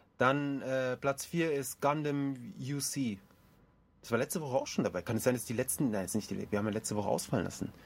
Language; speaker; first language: German; early bilingual, other home language; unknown